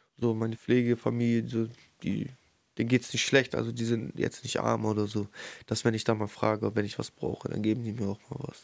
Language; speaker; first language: German; early bilingual, other home language; Russian